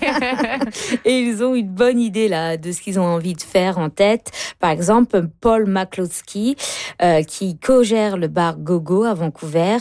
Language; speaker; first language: French; native; French